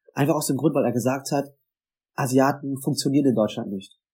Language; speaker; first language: German; native; German